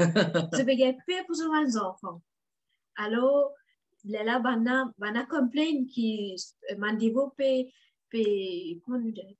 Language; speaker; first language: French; non-native, learner; Morisyen